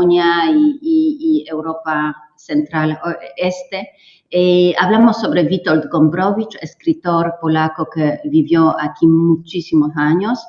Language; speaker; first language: Spanish; non-native, fluent; Polish